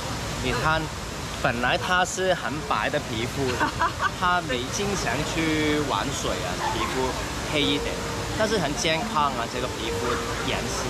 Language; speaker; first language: Chinese; non-native, local second language; Cantonese